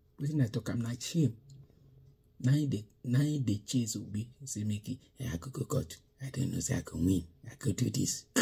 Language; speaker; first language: Nigerian Pidgin; non-native, local second language; Yoruba